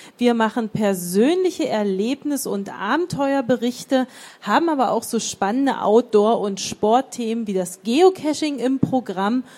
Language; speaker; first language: German; native; German